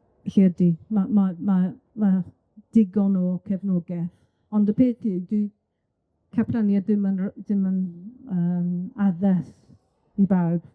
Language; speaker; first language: Welsh; non-native, local second language; English